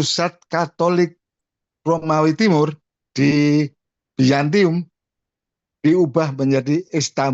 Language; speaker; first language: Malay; non-native, local second language; Javanese